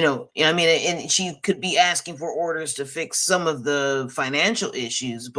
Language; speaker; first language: English; native; English